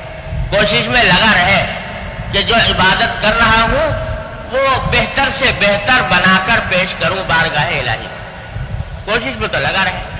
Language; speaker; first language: Urdu; native; Urdu